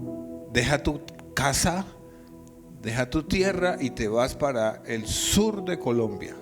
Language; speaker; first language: Spanish; native; Spanish